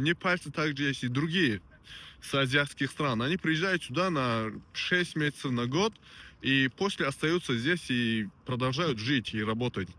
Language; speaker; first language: Russian; non-native, local second language; Tajik